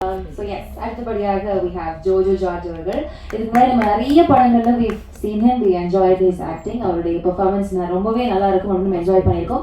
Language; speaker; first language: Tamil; native; Tamil